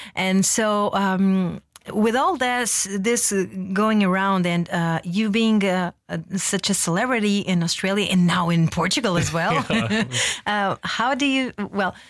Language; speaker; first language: English; non-native, fluent; Portuguese